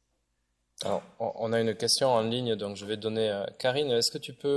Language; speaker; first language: French; native; French